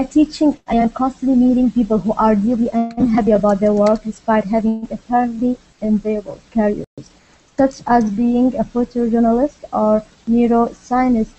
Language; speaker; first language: English; non-native, learner; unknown